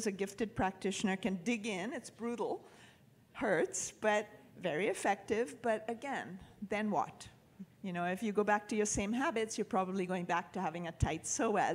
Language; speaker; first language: English; native; English